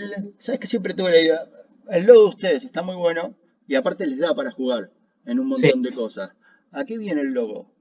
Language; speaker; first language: Spanish; native; Spanish